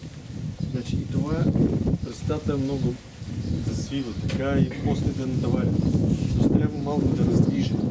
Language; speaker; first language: Bulgarian; non-native, learner; Russian